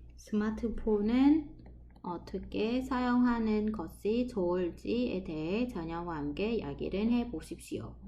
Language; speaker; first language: Korean; non-native, fluent; Vietnamese